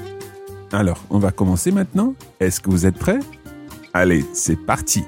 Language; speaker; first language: French; non-native, fluent; English